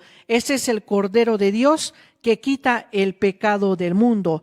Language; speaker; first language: Spanish; native; Spanish